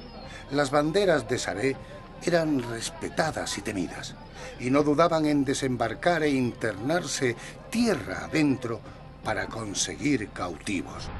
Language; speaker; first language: Spanish; native; Spanish